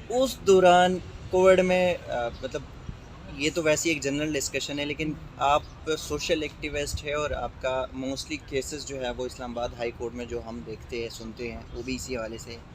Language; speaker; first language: Urdu; non-native, local second language; Pashto